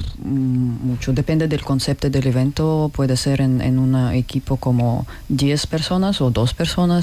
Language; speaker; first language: Spanish; non-native, learner; Russian